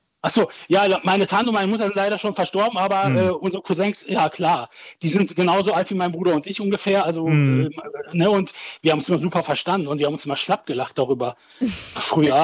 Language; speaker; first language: German; early bilingual, other home language; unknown